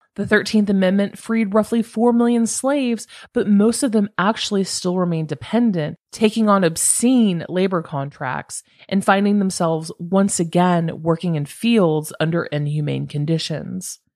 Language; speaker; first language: English; native; English